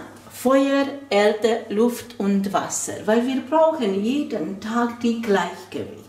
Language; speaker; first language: German; non-native, fluent; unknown